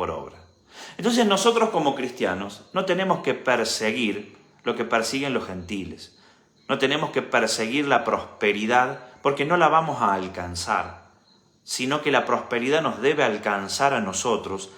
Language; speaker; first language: Spanish; native; Spanish